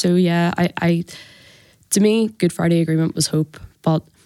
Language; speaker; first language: English; native; English